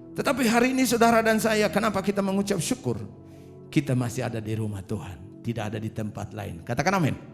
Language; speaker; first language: Indonesian; non-native, local second language; Tetum